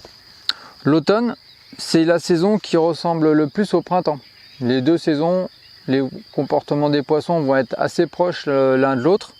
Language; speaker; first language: French; native; French